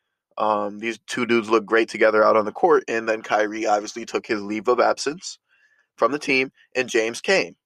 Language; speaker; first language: English; native; English